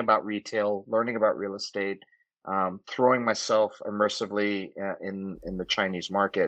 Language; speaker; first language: English; native; English